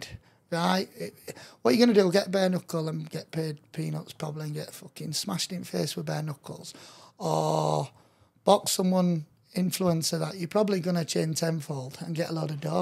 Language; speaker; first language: English; native; English